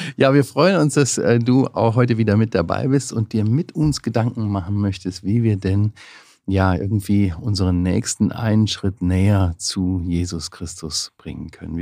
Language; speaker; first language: German; native; German